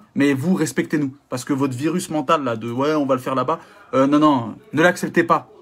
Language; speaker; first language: French; native; French